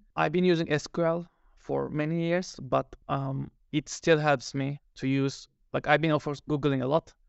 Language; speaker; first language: English; non-native, fluent; Turkish